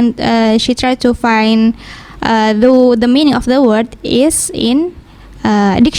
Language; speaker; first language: English; non-native, learner; Indonesian